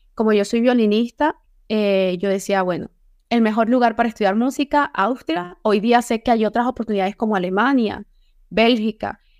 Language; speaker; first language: Spanish; native; Spanish